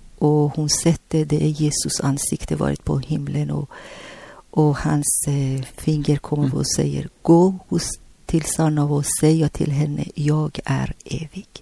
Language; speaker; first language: Swedish; non-native, learner; Persian